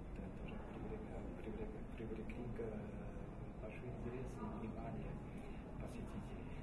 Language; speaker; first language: Russian; non-native, learner; Chinese